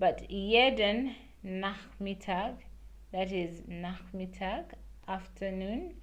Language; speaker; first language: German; non-native, learner; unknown